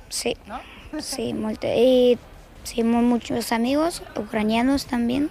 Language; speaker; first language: Catalan; non-native, learner; Ukrainian